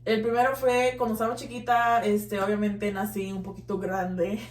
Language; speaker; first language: Spanish; early bilingual, heritage; Spanish